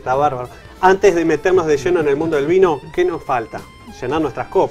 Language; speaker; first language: Spanish; native; Spanish